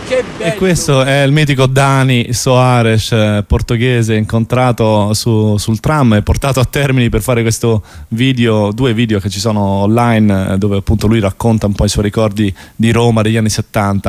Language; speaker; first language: Italian; native; Italian